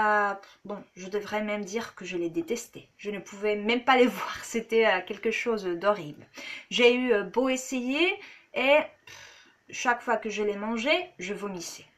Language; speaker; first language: French; non-native, fluent; Spanish